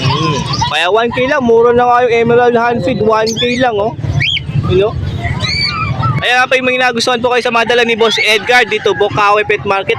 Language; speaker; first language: Filipino; native; Filipino